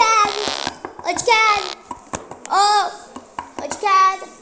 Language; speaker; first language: Portuguese; native; Portuguese